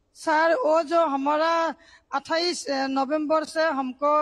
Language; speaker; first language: Hindi; non-native, local second language; Assamese